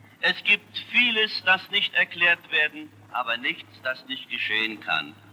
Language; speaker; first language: German; native; German